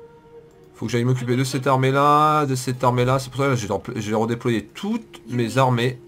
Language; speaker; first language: French; native; French